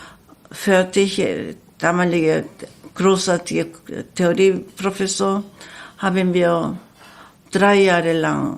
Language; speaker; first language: German; non-native, learner; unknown